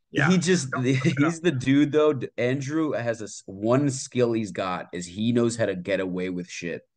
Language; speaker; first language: English; native; English